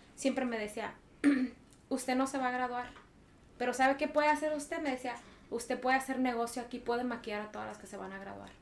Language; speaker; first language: Spanish; native; Spanish